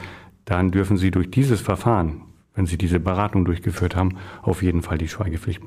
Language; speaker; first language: German; native; German